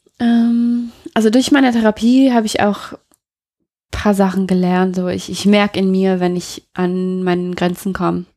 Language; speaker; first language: German; non-native, fluent; English